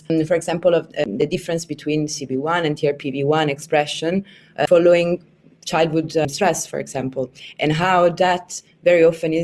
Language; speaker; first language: English; non-native, fluent; Italian